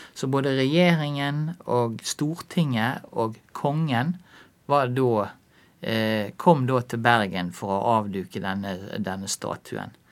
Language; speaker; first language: Norwegian; native; Norwegian